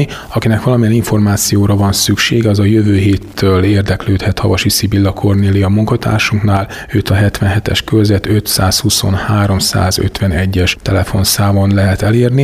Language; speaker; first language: Hungarian; native; Hungarian